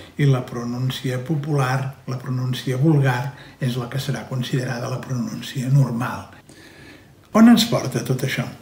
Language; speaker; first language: Catalan; native; Catalan